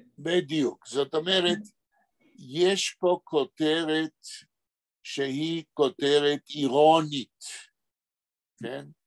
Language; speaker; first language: Hebrew; non-native, fluent; Spanish